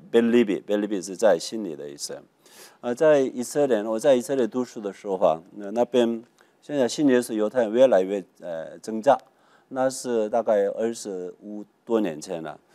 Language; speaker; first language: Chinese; non-native, fluent; Korean